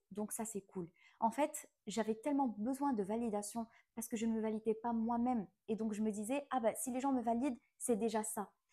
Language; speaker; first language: French; non-native, local second language; Arabic